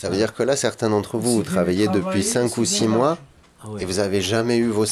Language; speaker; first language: French; native; French